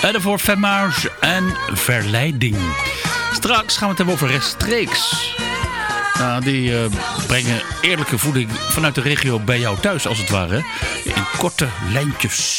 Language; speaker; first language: Dutch; native; Dutch